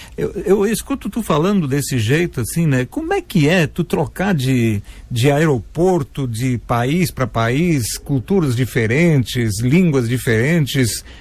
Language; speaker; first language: Portuguese; native; Portuguese